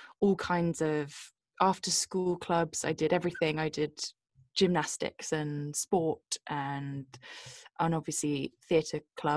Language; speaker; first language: English; native; English